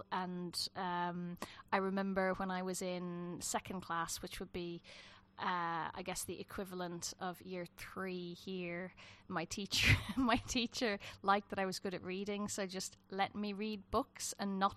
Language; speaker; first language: English; native; English